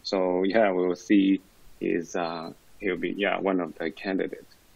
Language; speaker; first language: English; non-native, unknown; Chinese